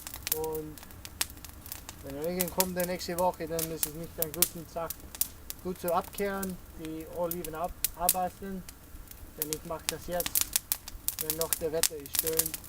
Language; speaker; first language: German; non-native, learner; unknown